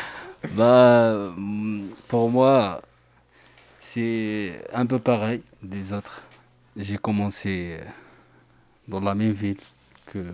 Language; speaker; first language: French; non-native, learner; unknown